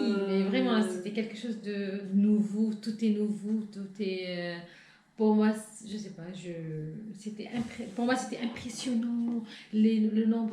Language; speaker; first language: French; non-native, local second language; Arabic